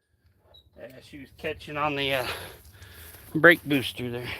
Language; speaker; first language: English; native; English